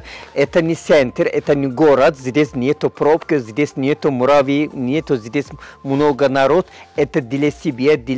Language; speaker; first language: Russian; non-native, fluent; Turkish